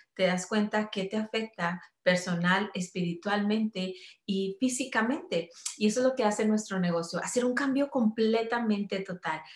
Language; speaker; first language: Spanish; native; Spanish